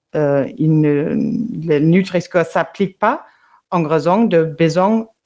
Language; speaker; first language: French; non-native, fluent; German